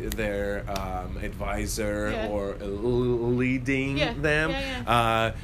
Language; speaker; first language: English; non-native, fluent; Russian